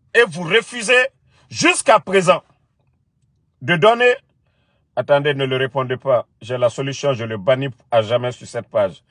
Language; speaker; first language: French; non-native, local second language; Mandingo